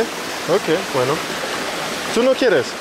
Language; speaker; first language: Spanish; non-native, learner; English